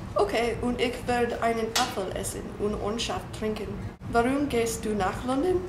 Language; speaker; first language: German; non-native, learner; English